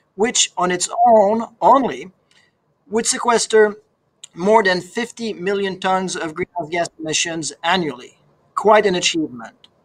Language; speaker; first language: English; native; English